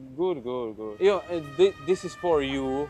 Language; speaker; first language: English; non-native, learner; Czech